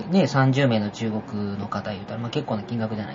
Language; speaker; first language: Japanese; native; Japanese